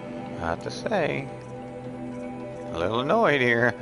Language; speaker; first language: English; native; English